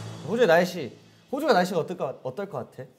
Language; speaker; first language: Korean; early bilingual, heritage; Korean